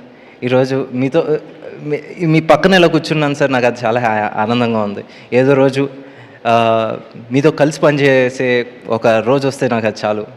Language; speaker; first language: Telugu; native; Telugu